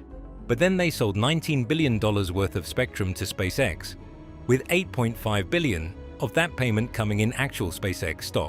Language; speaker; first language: English; native; English